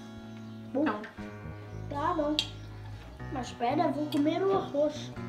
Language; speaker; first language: Portuguese; early bilingual, other home language; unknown